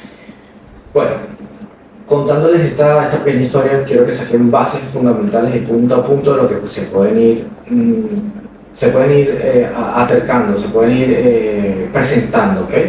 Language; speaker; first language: Spanish; native; Spanish